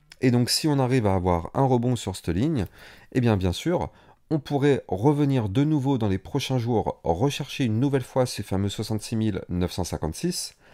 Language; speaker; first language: French; native; French